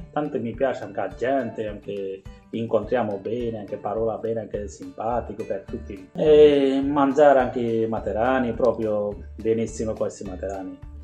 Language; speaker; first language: Italian; non-native, learner; Bangla